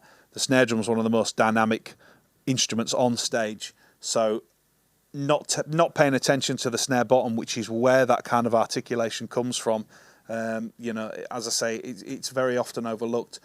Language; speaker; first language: English; native; English